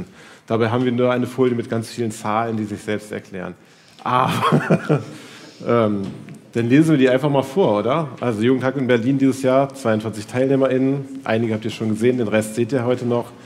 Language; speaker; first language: German; native; German